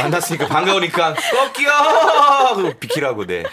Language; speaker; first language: Korean; native; Korean